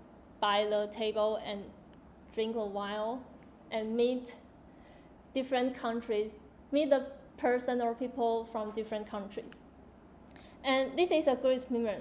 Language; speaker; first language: English; non-native, learner; Chinese